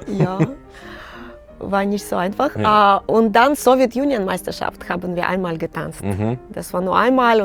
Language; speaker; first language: German; non-native, learner; Russian